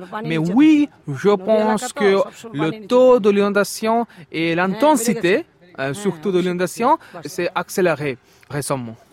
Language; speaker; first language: French; non-native, fluent; Bangla